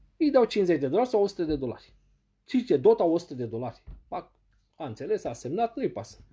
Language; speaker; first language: Romanian; non-native, fluent; Arabic